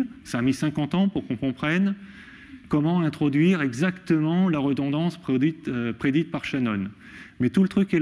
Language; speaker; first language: French; native; French